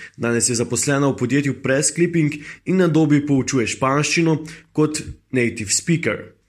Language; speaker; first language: Slovenian; native; Slovenian